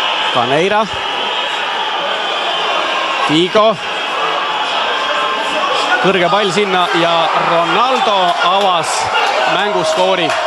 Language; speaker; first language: Estonian; native; Estonian